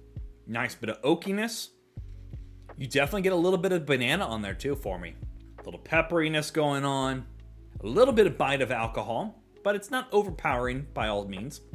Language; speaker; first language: English; native; English